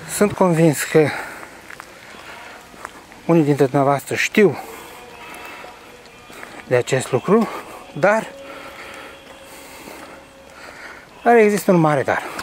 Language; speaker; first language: Romanian; native; Romanian